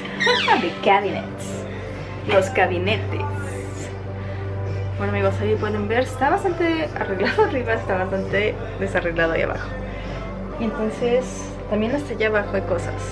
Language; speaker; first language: Spanish; native; Spanish